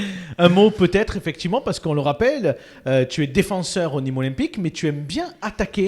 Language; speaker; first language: French; native; French